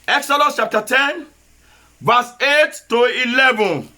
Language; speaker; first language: English; non-native, local second language; Yoruba